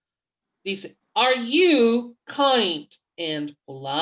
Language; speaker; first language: English; non-native, fluent; Spanish